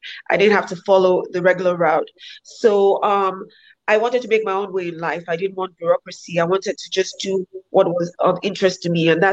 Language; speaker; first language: English; non-native, local second language; Yoruba